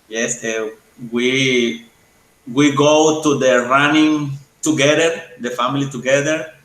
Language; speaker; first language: English; non-native, learner; Spanish